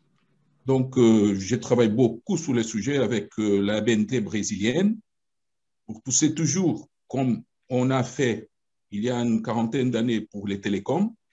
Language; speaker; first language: French; non-native, fluent; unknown